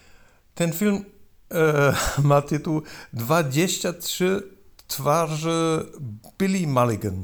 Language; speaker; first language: Polish; non-native, learner; German